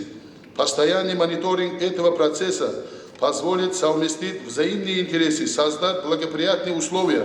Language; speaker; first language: Russian; non-native, local second language; Tajik